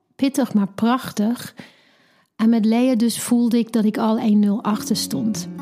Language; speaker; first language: Dutch; non-native, fluent; English